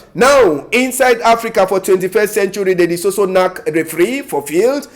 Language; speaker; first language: Nigerian Pidgin; native; Nigerian Pidgin